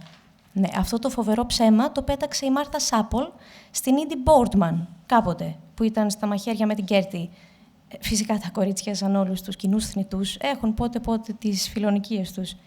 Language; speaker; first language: Greek; native; Greek